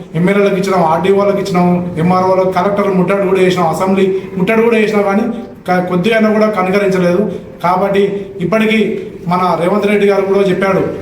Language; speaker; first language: Telugu; native; Telugu